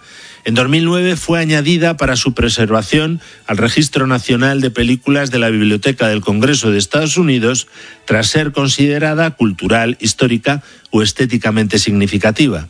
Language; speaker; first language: Spanish; native; Spanish